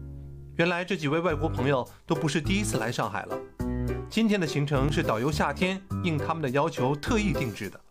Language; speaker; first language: Chinese; native; Chinese